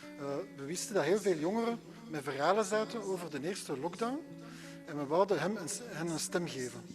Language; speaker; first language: Dutch; native; Dutch